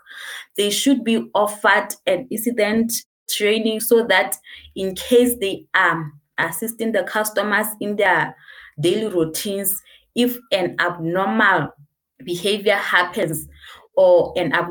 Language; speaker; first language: English; non-native, local second language; Southern Sotho